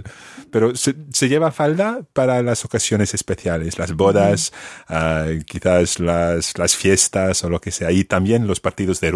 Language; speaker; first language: Spanish; non-native, fluent; English